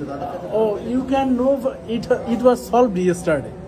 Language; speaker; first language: English; non-native, fluent; Bangla